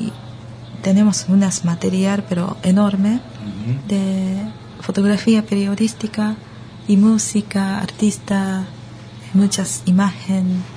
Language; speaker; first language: Spanish; non-native, learner; Japanese